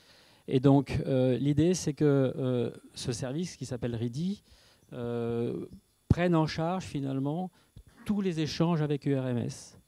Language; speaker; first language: French; native; French